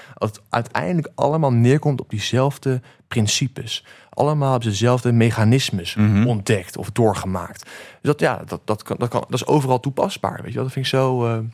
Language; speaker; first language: Dutch; native; Dutch